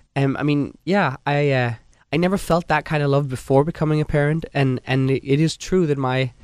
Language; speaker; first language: English; non-native, fluent; Danish